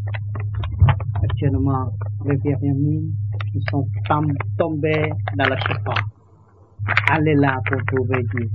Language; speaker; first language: French; non-native, learner; Vietnamese